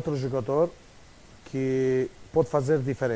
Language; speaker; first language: Portuguese; non-native, fluent; Romanian